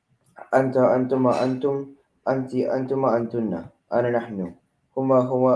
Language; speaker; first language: Arabic; non-native, learner; Filipino